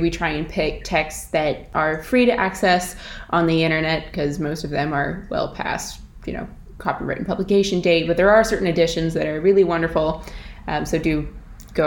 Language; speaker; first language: English; native; English